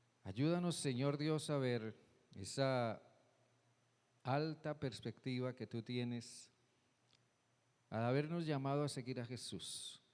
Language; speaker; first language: Spanish; native; Spanish